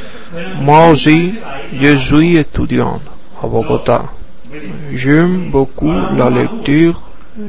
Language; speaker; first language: French; non-native, learner; Spanish